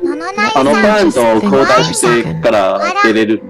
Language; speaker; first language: Japanese; non-native, learner; Chinese